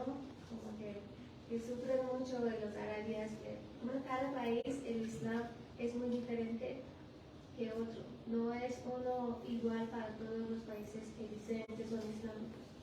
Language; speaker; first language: Spanish; non-native, learner; Persian